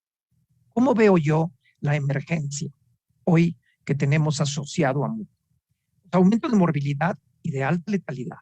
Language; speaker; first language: Spanish; native; Spanish